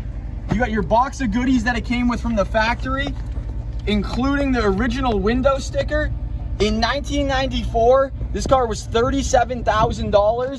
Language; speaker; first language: English; native; English